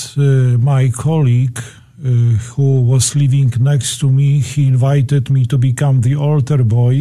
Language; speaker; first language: English; non-native, fluent; Polish